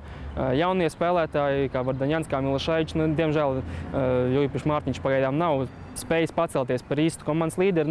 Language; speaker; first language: Latvian; native; Latvian